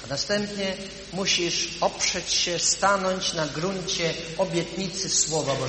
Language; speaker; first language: Polish; native; Polish